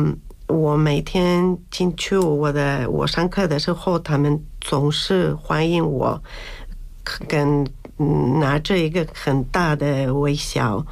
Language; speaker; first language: Chinese; non-native, learner; Spanish